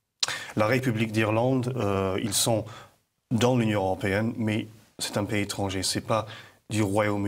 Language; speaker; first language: French; non-native, fluent; English